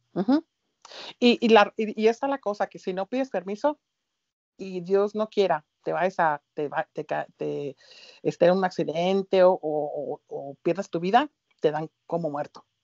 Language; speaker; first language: Spanish; early bilingual, heritage; Spanish